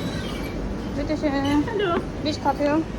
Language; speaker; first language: German; non-native, learner; Korean